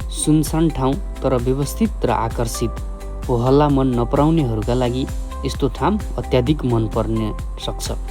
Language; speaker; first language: Nepali; native; Nepali